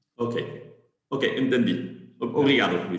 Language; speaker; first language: Portuguese; non-native, learner; Spanish